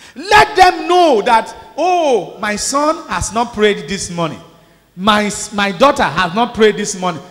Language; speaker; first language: English; non-native, local second language; Yoruba